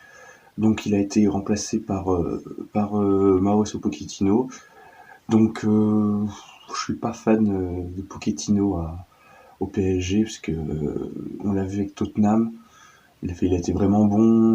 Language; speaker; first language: French; native; French